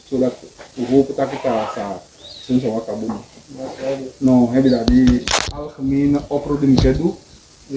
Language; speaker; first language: Dutch; non-native, local second language; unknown